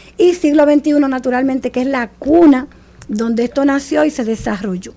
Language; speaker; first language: Spanish; native; Spanish